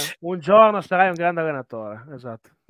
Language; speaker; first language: Italian; native; Italian